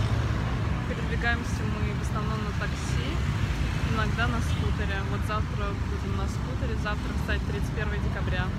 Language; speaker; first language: Russian; native; Russian